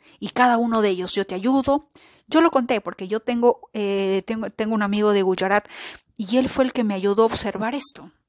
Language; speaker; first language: Spanish; native; Spanish